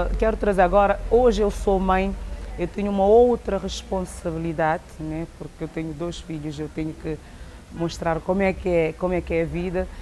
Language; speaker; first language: Portuguese; non-native, local second language; Upper Guinea Crioulo